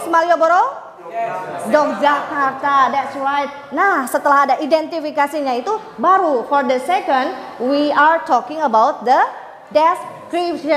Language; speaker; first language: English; non-native, fluent; Indonesian